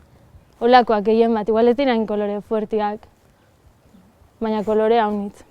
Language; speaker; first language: Basque; native; Basque